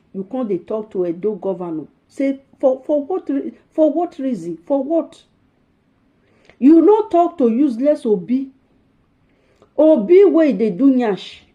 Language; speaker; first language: Nigerian Pidgin; non-native, local second language; Bini